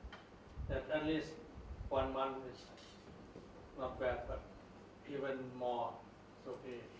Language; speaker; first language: English; non-native, learner; Thai